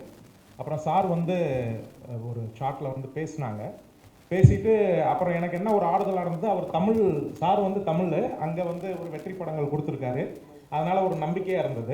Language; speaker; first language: Tamil; native; Tamil